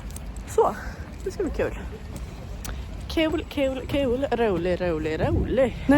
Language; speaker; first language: Swedish; non-native, fluent; English